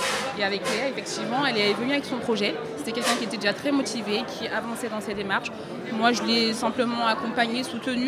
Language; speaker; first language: French; native; French